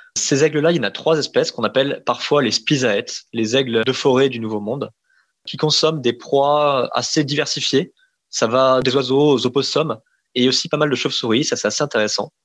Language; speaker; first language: French; native; French